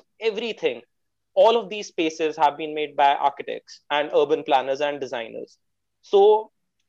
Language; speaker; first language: English; non-native, local second language; Hindi